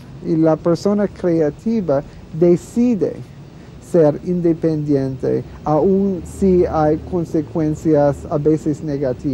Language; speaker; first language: Spanish; non-native, fluent; English